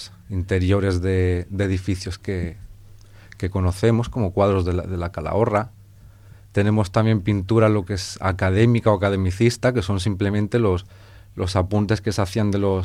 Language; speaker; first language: Spanish; native; Spanish